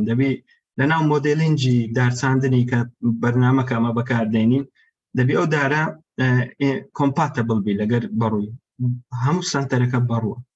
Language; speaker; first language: Central Kurdish; non-native, local second language; Kurdish